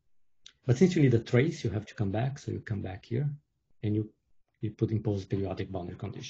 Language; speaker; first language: English; non-native, fluent; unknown